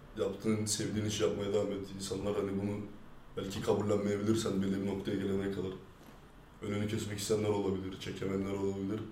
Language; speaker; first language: Turkish; early bilingual, heritage; French